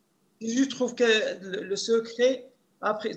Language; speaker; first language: French; non-native, local second language; Arabic